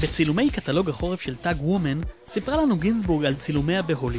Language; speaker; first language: Hebrew; native; Hebrew